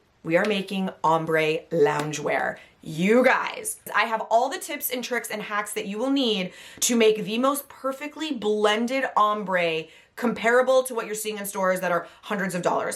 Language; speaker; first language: English; native; English